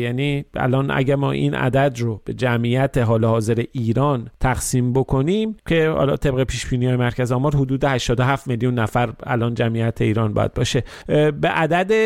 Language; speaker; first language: Persian; native; Persian